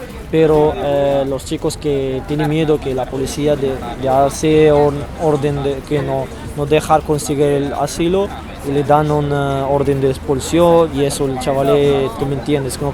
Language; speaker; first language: Spanish; non-native, fluent; Arabic